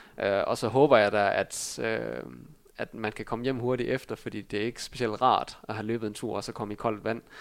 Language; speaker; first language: Danish; early bilingual, other home language; Vietnamese